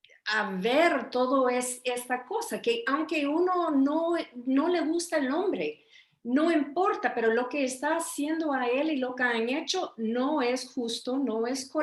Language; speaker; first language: Spanish; early bilingual, heritage; Spanish